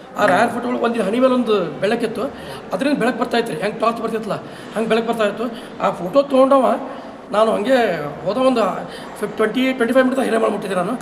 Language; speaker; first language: Kannada; native; Kannada